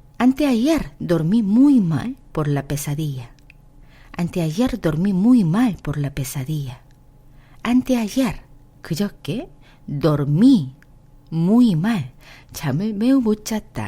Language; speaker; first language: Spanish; non-native, fluent; Korean